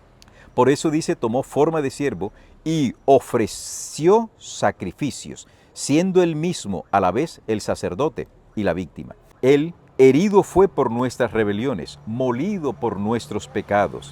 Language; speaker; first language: Spanish; native; Spanish